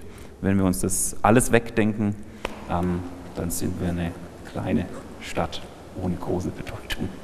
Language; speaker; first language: German; native; German